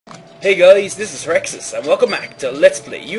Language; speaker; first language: English; native; English